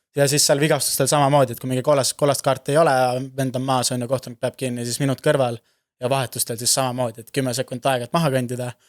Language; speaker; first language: Estonian; native; Estonian